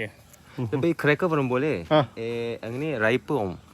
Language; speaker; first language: Malayalam; non-native, learner; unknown